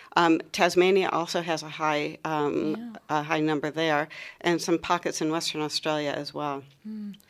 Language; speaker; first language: English; native; English